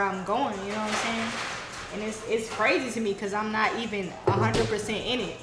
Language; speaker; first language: English; native; English